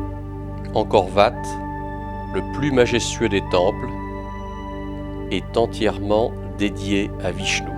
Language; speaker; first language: French; native; French